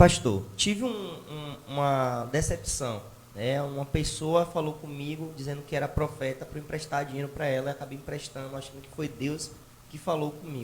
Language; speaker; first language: Portuguese; native; Portuguese